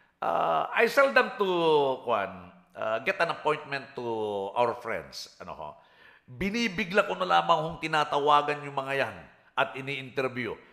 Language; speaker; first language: Filipino; native; Filipino